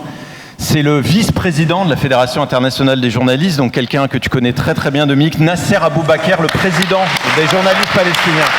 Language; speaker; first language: French; native; French